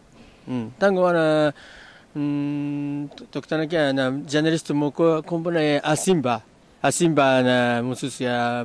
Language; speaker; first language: Lingala; non-native, fluent; Japanese